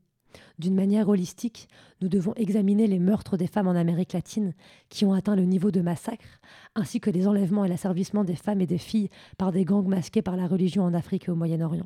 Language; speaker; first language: French; native; French